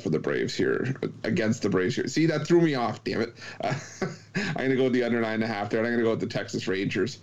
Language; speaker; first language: English; native; English